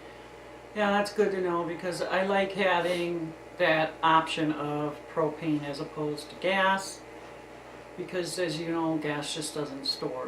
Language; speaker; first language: English; native; English